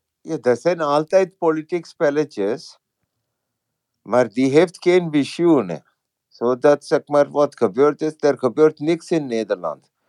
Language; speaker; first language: Dutch; non-native, fluent; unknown